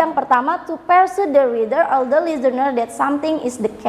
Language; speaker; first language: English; non-native, learner; Indonesian